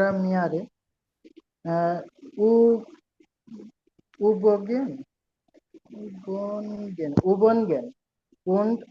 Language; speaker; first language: German; non-native, learner; Bangla